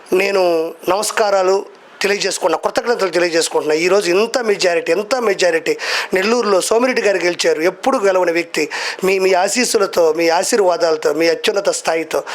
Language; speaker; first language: Telugu; native; Telugu